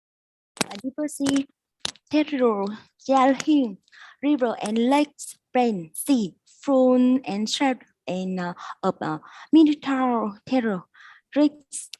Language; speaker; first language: English; non-native, learner; Vietnamese